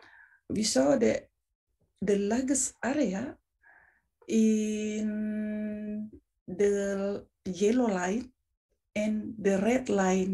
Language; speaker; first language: English; non-native, fluent; Indonesian